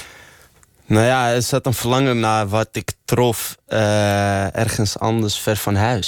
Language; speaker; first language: Dutch; early bilingual, other home language; Arabic